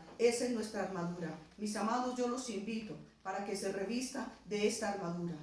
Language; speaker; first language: Spanish; native; Spanish